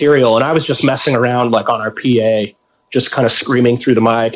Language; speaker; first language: English; native; English